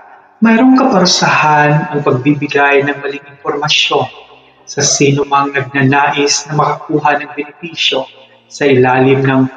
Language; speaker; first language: Filipino; native; Filipino